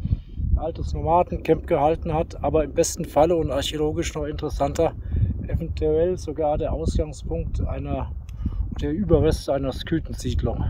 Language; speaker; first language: German; native; German